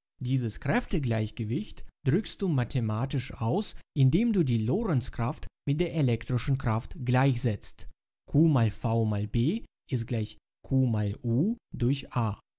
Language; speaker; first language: German; native; German